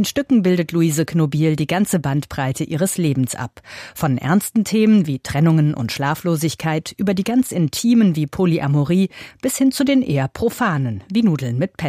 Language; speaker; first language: German; native; German